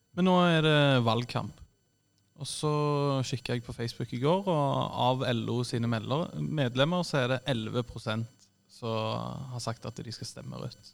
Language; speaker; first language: Norwegian; native; Norwegian